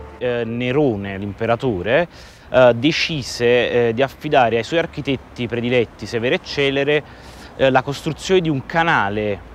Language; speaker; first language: Italian; native; Italian